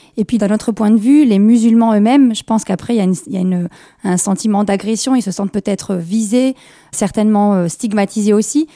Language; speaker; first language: French; early bilingual, other home language; Kabyle